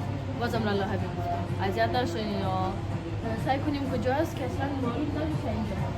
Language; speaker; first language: Persian; early bilingual, heritage; Persian